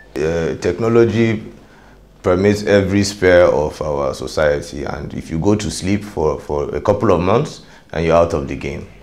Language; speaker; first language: English; non-native, local second language; Hausa